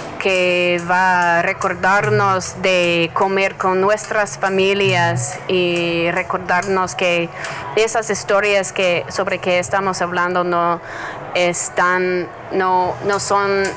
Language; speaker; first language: Spanish; non-native, learner; English